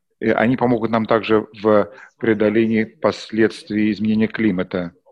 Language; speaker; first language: Russian; non-native, fluent; German